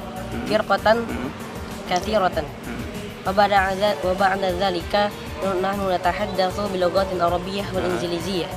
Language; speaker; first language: Arabic; non-native, learner; Indonesian